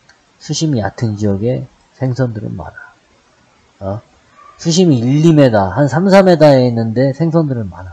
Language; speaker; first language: Korean; native; Korean